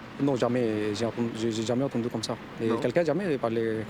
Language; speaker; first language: French; non-native, learner; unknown